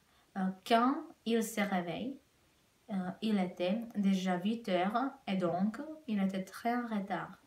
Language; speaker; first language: French; non-native, learner; Czech